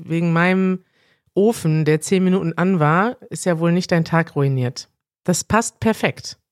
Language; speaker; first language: German; native; German